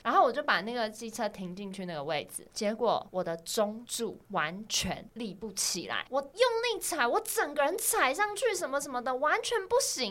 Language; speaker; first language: Chinese; native; Chinese